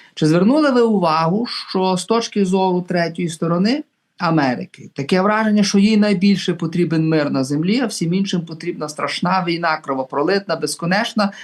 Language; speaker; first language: Ukrainian; native; Ukrainian